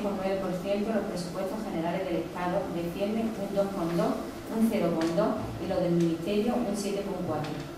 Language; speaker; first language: Spanish; native; Spanish